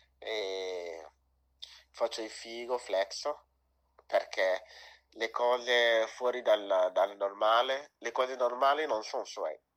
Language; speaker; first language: Italian; early bilingual, other home language; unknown